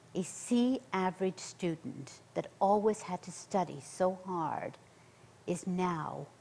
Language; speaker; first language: English; native; English